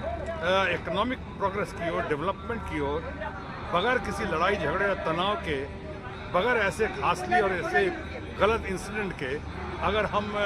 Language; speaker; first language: Hindi; native; Hindi